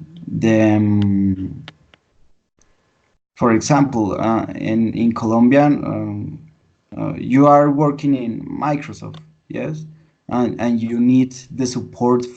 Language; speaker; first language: English; non-native, learner; Spanish